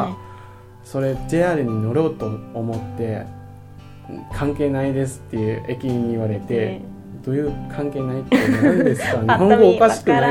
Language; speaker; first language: Japanese; non-native, fluent; Chinese